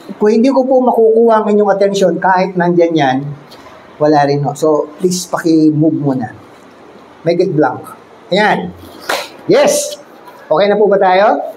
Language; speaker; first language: Filipino; native; Filipino